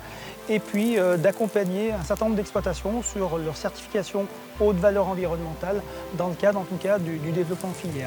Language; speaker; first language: French; native; French